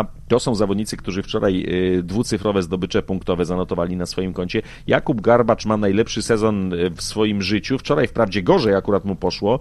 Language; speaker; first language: Polish; native; Polish